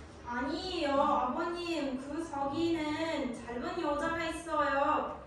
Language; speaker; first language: Korean; non-native, learner; Uzbek